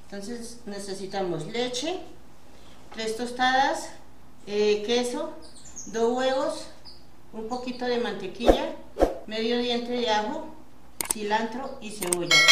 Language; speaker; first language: Spanish; native; Spanish